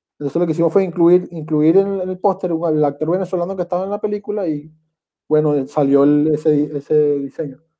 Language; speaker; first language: Spanish; native; Spanish